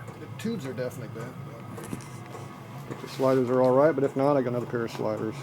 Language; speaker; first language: English; native; English